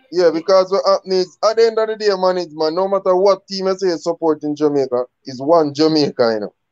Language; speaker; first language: English; native; English